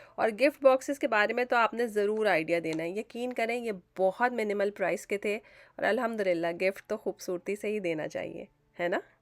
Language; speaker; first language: Urdu; native; Urdu